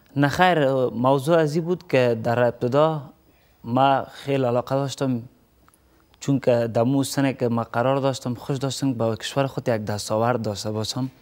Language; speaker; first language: Persian; native; Persian